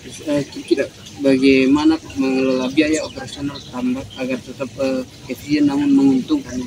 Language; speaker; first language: Indonesian; native; Indonesian